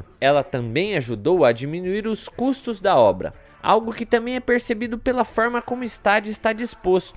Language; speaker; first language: Portuguese; native; Portuguese